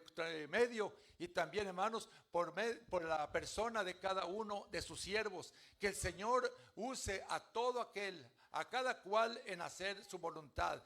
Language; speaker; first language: Spanish; native; Spanish